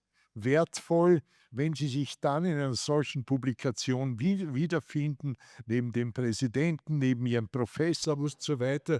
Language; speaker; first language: German; native; German